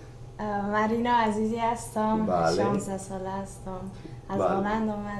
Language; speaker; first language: Persian; early bilingual, heritage; Persian